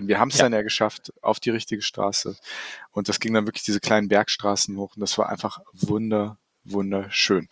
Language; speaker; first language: German; native; German